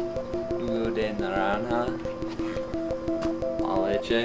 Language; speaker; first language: Spanish; non-native, learner; English